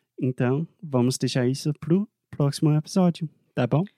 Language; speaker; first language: Portuguese; non-native, fluent; English